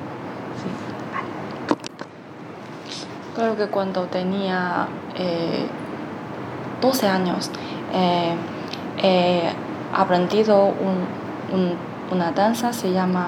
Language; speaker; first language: Spanish; non-native, learner; Chinese